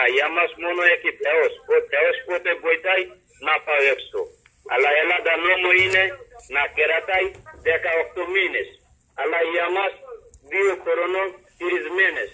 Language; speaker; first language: Greek; non-native, learner; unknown